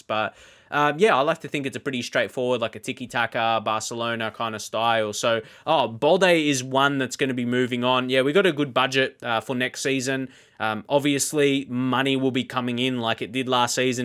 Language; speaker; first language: English; native; English